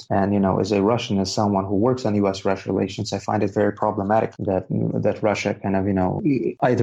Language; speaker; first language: English; non-native, fluent; Russian